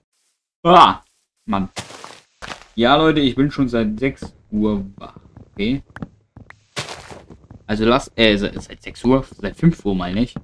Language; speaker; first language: German; native; German